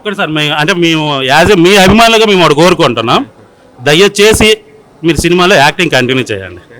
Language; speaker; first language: Telugu; native; Telugu